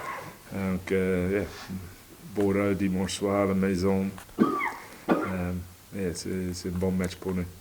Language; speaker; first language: French; non-native, learner; English